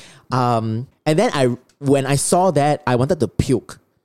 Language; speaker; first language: English; non-native, local second language; Chinese